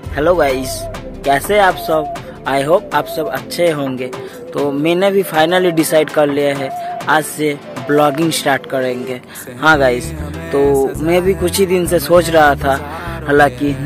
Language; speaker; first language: Hindi; non-native, local second language; Bangla